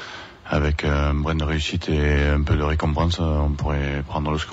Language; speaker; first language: French; native; French